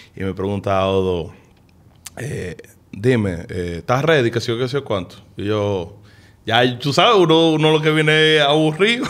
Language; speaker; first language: Spanish; early bilingual, heritage; Spanish